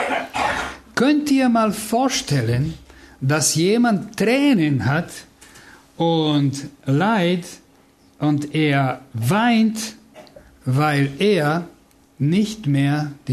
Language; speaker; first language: German; non-native, fluent; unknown